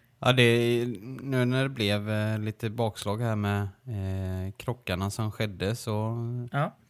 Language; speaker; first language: Swedish; native; Swedish